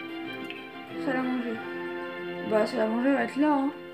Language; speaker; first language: French; native; French